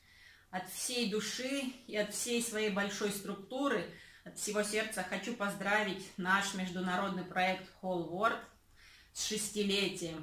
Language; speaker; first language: Russian; native; Russian